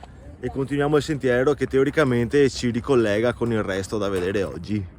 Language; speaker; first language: Italian; native; Italian